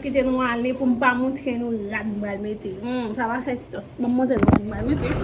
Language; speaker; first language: French; non-native, learner; Haitian Creole